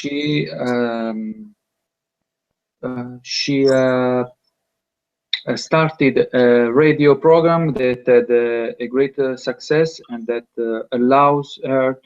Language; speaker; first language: English; non-native, learner; Italian